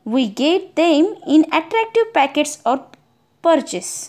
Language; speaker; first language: English; non-native, local second language; Marathi